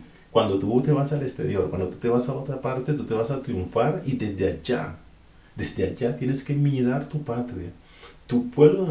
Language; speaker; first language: Spanish; native; Spanish